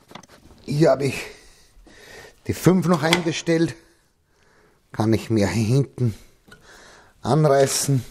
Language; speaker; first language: German; native; German